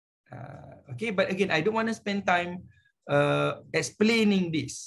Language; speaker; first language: English; non-native, local second language; Malay